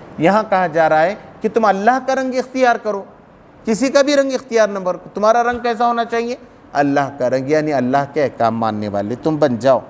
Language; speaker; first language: Urdu; native; Urdu